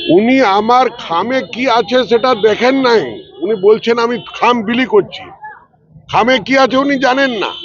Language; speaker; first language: Bangla; early bilingual, other home language; Punjabi